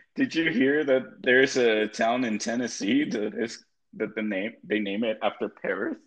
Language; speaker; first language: English; early bilingual, other home language; Spanish